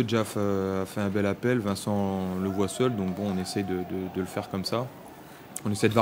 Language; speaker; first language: French; native; French